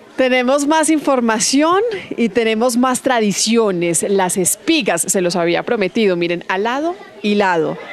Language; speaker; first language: Spanish; native; Spanish